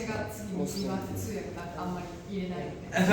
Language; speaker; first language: Japanese; native; Japanese